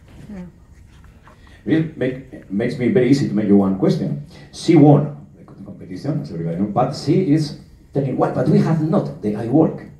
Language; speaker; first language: English; non-native, fluent; Spanish